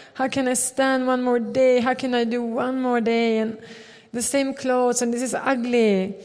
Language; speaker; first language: English; non-native, fluent; Swedish